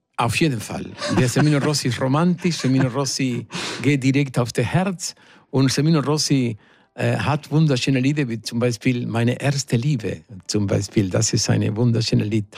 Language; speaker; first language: German; non-native, fluent; Spanish